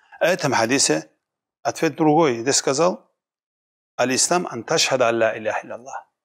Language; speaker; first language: Russian; non-native, local second language; Kumyk